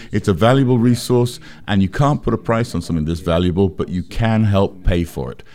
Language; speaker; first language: English; native; English